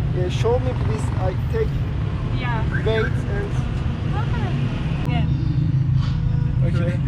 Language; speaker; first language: English; non-native, learner; Turkish